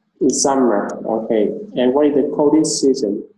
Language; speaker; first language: English; non-native, learner; Vietnamese